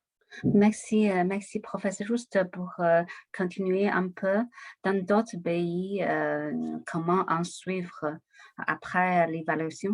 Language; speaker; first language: French; non-native, learner; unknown